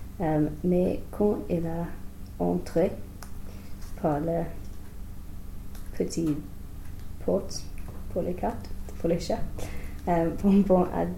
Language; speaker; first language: French; non-native, learner; English